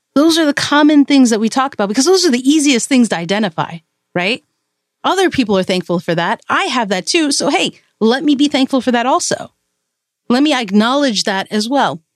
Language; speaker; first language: English; early bilingual, other home language; Malayalam